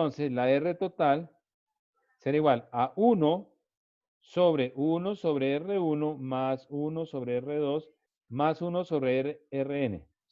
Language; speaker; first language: Spanish; native; Spanish